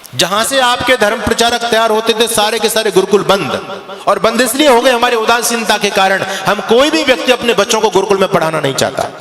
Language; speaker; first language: Hindi; native; Hindi